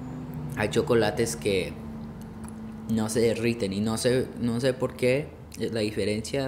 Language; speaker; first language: Spanish; early bilingual, heritage; Spanish